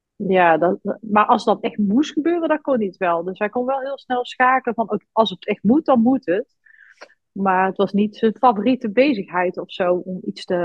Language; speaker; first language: Dutch; native; Dutch